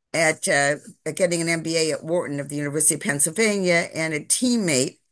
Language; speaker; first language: English; native; English